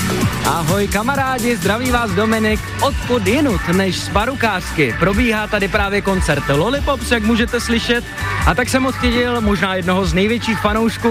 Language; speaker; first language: Czech; native; Czech